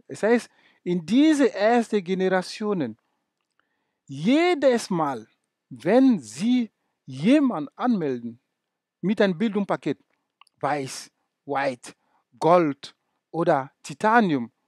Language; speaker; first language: German; non-native, fluent; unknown